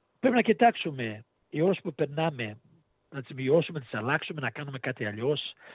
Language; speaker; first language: Greek; early bilingual, heritage; Greek